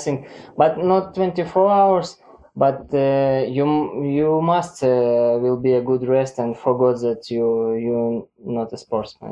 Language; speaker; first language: English; non-native, learner; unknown